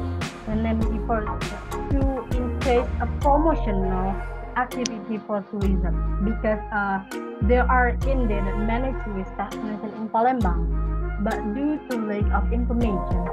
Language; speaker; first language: English; non-native, learner; Indonesian